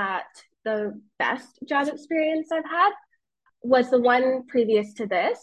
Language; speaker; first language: English; native; English